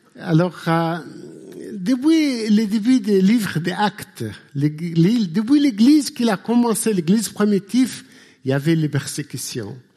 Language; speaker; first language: French; non-native, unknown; Arabic